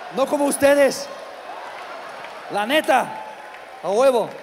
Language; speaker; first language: Spanish; non-native, learner; Korean